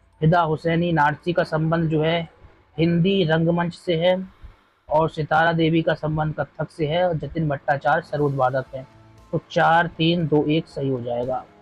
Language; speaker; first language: Hindi; native; Hindi